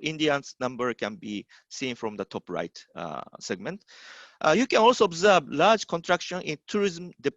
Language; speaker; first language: English; non-native, fluent; Japanese